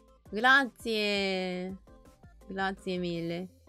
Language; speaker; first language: Italian; non-native, learner; Japanese